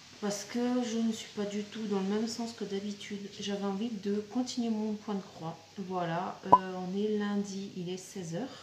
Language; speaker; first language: French; native; French